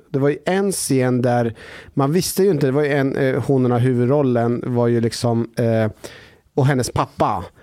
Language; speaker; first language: Swedish; early bilingual, other home language; Persian